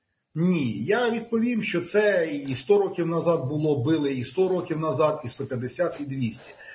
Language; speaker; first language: Ukrainian; native; Ukrainian